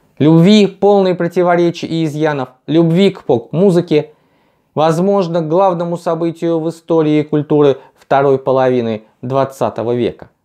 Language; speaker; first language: Russian; native; Russian